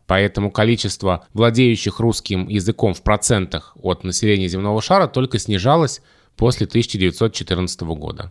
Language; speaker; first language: Russian; native; Russian